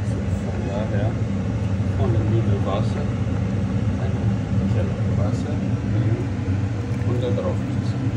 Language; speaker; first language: German; non-native, fluent; Portuguese